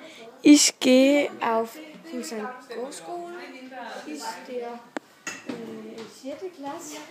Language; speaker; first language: German; non-native, learner; Danish